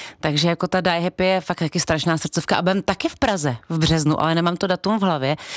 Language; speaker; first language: Czech; native; Czech